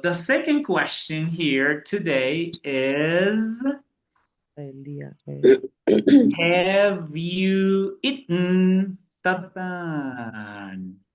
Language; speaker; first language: English; non-native, fluent; Spanish